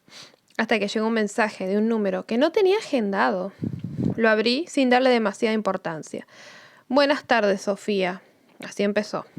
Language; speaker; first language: Spanish; native; Spanish